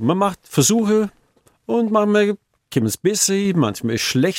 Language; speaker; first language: German; native; German